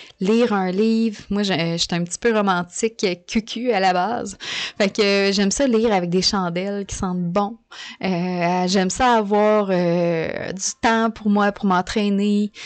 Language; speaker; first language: French; native; French